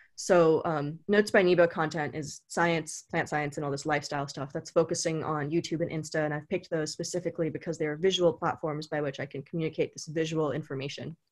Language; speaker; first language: English; native; English